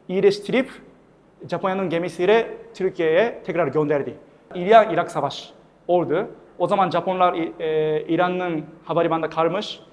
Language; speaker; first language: Turkish; non-native, fluent; Japanese